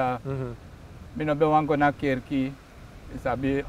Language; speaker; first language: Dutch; non-native, local second language; Sranan Tongo